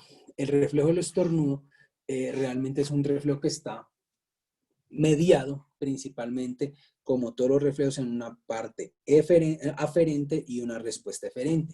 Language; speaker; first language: Spanish; native; Spanish